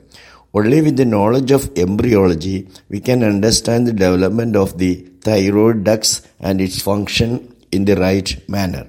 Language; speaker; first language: English; non-native, local second language; Malayalam